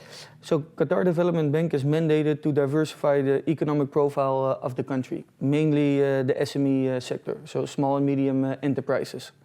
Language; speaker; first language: English; non-native, fluent; Dutch